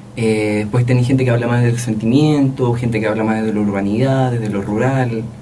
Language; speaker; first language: Spanish; native; Spanish